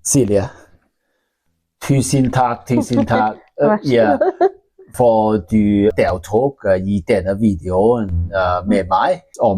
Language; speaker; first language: Norwegian; non-native, learner; Welsh